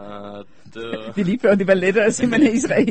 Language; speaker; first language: Danish; non-native, fluent; Polish